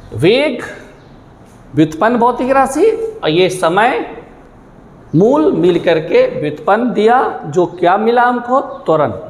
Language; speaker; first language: Hindi; native; Hindi